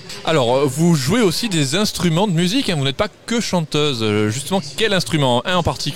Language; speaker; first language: French; native; French